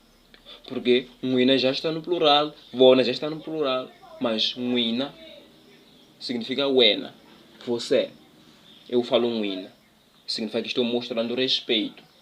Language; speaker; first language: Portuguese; non-native, local second language; Tsonga